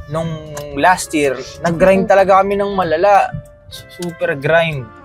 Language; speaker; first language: Filipino; native; Filipino